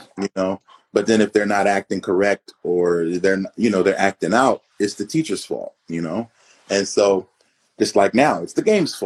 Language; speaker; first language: English; native; English